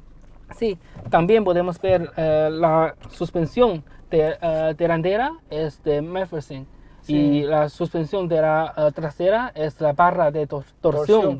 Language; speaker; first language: Spanish; non-native, learner; Chinese